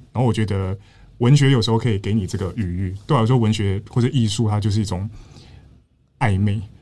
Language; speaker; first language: Chinese; native; Chinese